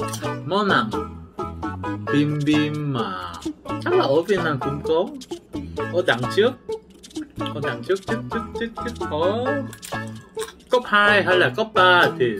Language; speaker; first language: Vietnamese; non-native, learner; Korean